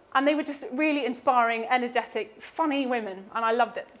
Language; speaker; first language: English; native; English